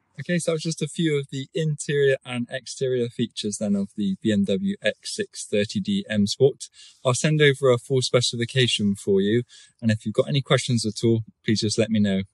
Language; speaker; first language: English; native; English